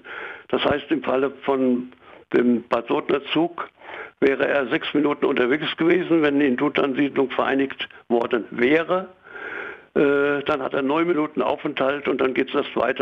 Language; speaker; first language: German; native; German